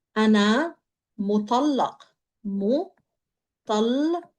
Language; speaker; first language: Arabic; non-native, fluent; English